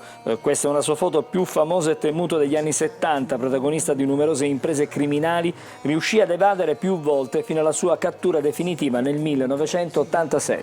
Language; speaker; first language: Italian; native; Italian